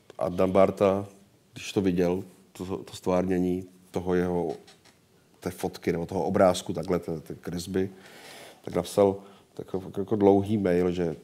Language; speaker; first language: Czech; native; Czech